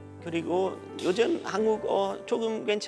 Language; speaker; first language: Korean; non-native, learner; German